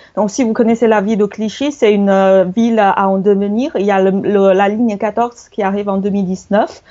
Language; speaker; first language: French; non-native, fluent; Chinese